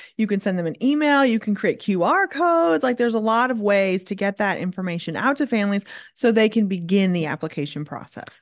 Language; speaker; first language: English; native; English